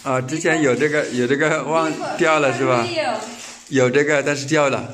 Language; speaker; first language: Chinese; native; Chinese